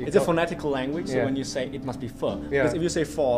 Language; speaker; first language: English; non-native, fluent; Vietnamese